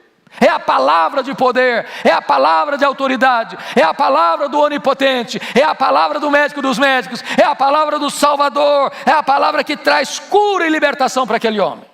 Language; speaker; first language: Portuguese; native; Portuguese